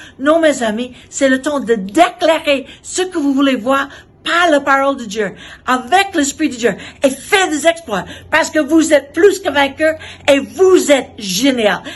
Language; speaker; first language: French; non-native, fluent; English